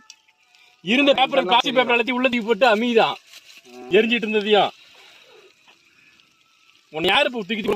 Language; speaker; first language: Tamil; native; Tamil